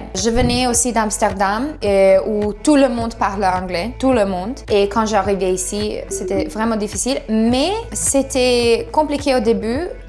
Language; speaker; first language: French; non-native, learner; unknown